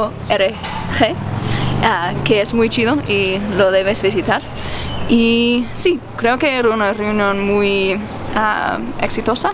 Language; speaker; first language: Spanish; non-native, fluent; English